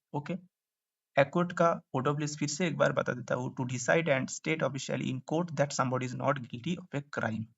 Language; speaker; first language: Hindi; non-native, local second language; Bangla